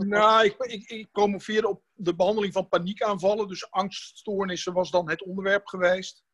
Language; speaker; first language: Dutch; native; Dutch